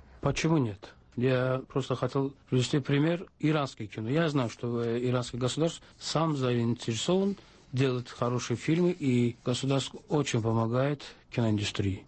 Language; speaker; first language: Russian; non-native, local second language; Azerbaijani